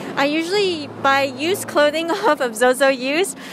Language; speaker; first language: English; native; English